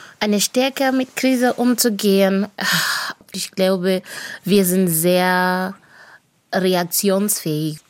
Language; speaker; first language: German; non-native, fluent; Shona